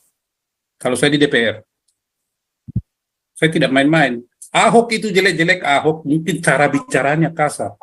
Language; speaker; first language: Indonesian; native; Indonesian